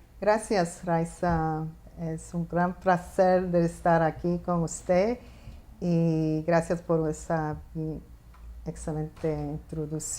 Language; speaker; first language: Spanish; early bilingual, heritage; Spanish